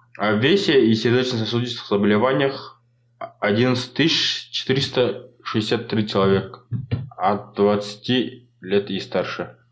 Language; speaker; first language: Russian; non-native, local second language; Kazakh